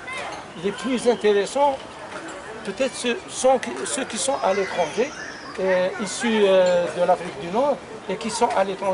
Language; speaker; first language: French; non-native, local second language; Arabic